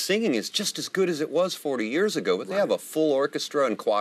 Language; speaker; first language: English; native; English